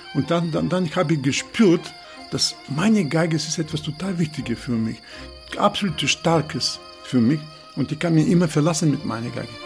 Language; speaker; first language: German; non-native, fluent; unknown